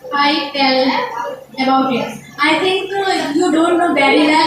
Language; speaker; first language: English; non-native, learner; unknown